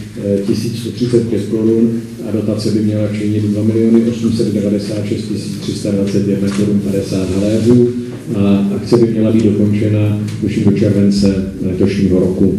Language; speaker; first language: Czech; native; Czech